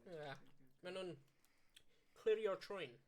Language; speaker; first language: Welsh; native; Welsh